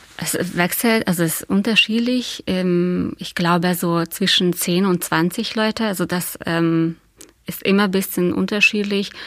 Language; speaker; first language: German; non-native, fluent; Hungarian